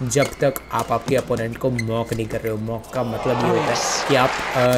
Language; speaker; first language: Hindi; non-native, local second language; Gujarati